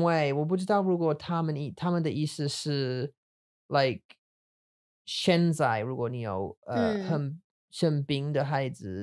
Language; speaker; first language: Chinese; non-native, learner; English